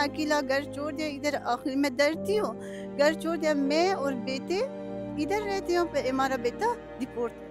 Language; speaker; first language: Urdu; non-native, learner; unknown